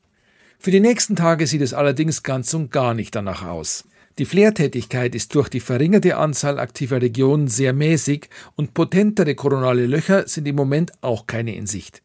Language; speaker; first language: German; native; German